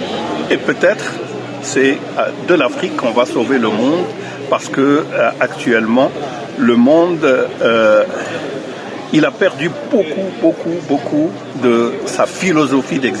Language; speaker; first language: French; native; French